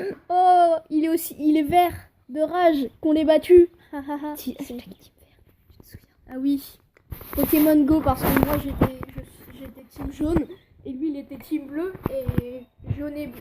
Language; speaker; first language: French; native; French